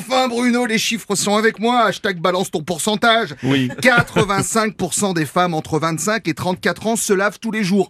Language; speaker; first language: French; native; French